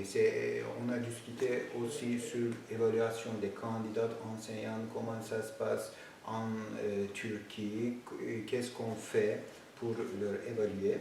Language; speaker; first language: French; non-native, fluent; Turkish